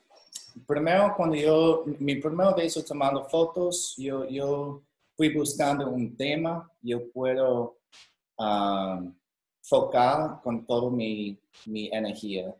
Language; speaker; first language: Spanish; non-native, learner; English